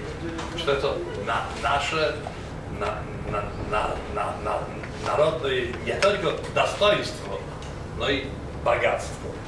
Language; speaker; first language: Russian; non-native, fluent; Polish